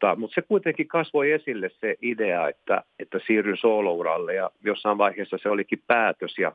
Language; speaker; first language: Finnish; non-native, local second language; Swedish